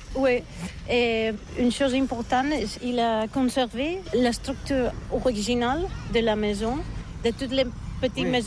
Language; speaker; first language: French; non-native, learner; Catalan